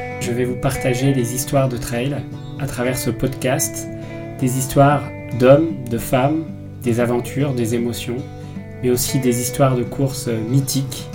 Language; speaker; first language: French; native; French